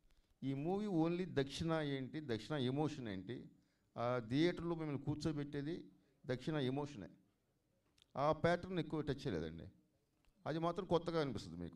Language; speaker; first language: Telugu; native; Telugu